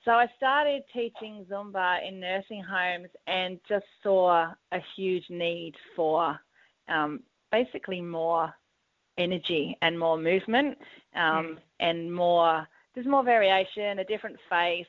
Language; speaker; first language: English; native; English